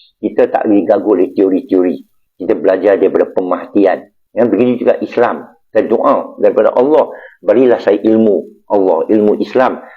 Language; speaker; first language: Malay; non-native, local second language; Chinese